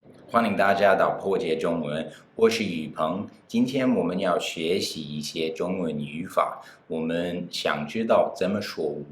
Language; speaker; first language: Chinese; non-native, fluent; English